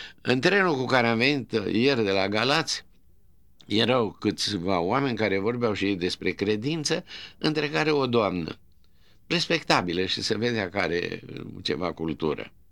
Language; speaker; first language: Romanian; native; Romanian